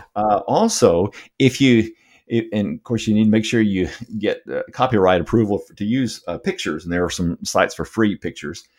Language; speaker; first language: English; native; English